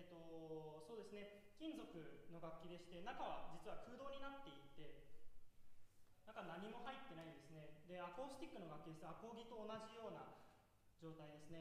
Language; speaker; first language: Japanese; native; Japanese